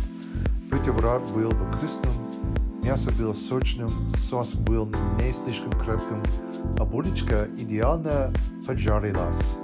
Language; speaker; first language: Russian; non-native, learner; English